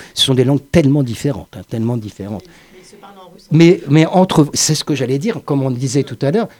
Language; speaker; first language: French; native; French